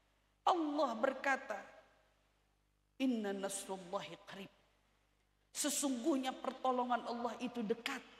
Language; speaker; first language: Indonesian; native; Indonesian